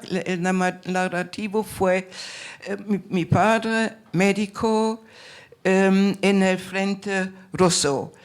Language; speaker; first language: Spanish; non-native, fluent; German